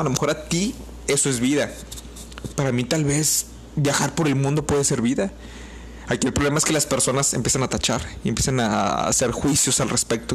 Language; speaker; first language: Spanish; native; Spanish